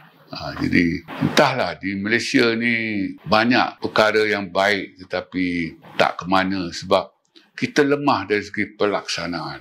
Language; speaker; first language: Malay; native; Malay